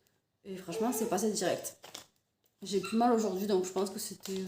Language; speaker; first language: French; native; French